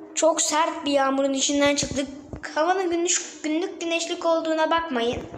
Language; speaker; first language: Turkish; native; Turkish